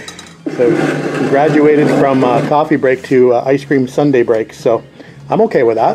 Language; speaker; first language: English; native; English